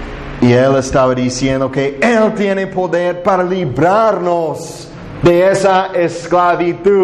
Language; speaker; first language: Spanish; non-native, fluent; English